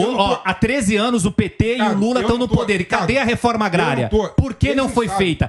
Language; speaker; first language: Portuguese; native; Portuguese